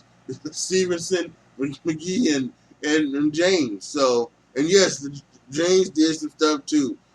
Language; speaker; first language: English; native; English